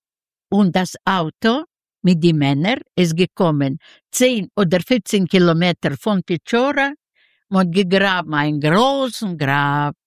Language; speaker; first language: German; non-native, fluent; Yiddish